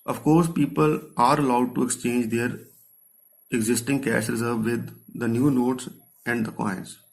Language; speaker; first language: English; non-native, local second language; Punjabi